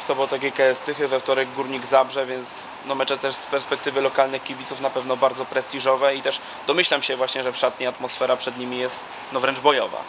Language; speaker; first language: Polish; native; Polish